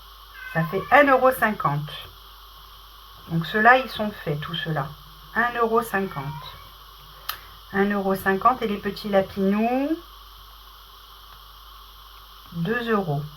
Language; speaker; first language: French; native; French